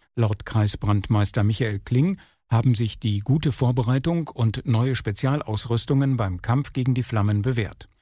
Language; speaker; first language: German; native; German